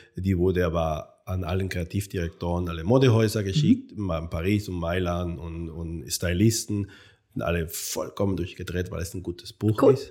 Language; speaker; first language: German; non-native, fluent; Spanish